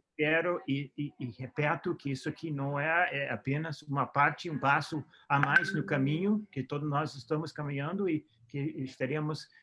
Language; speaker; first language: Portuguese; non-native, fluent; English